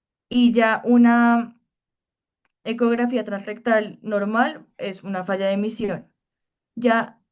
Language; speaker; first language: Spanish; native; Spanish